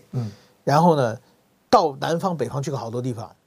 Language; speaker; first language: Chinese; native; Chinese